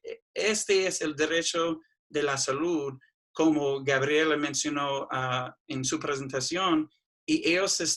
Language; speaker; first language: Spanish; non-native, fluent; English